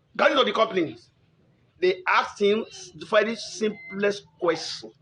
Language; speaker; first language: English; non-native, local second language; Yoruba